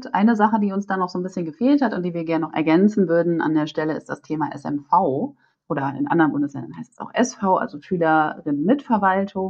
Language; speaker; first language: German; native; German